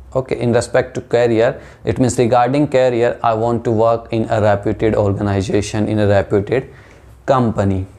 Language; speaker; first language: English; non-native, local second language; Hindi